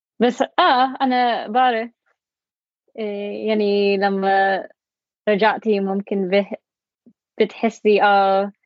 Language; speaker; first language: Arabic; non-native, learner; English